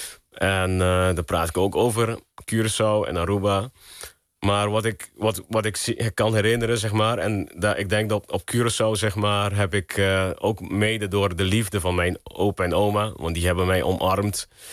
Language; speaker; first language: Dutch; non-native, local second language; Papiamento